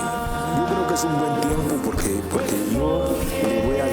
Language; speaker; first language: Spanish; native; Spanish